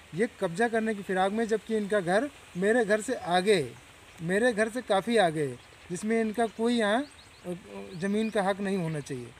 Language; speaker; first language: Hindi; native; Hindi